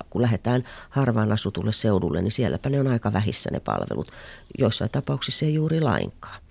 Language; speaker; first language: Finnish; native; Finnish